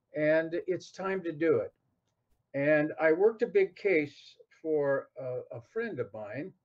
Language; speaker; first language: English; native; English